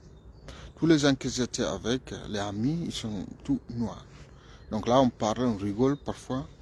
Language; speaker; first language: French; non-native, fluent; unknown